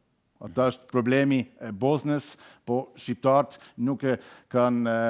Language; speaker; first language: Albanian; non-native, fluent; German